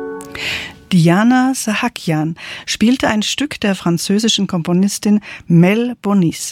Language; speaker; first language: German; native; German